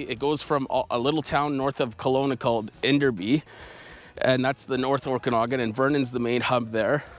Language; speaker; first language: English; native; English